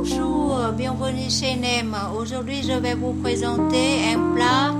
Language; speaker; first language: French; non-native, learner; Vietnamese